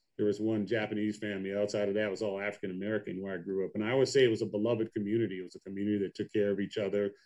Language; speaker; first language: English; native; English